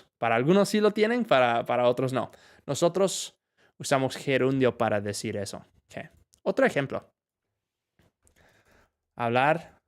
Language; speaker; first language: Spanish; non-native, fluent; English